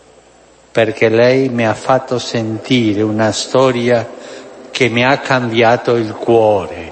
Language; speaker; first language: Italian; non-native, fluent; Spanish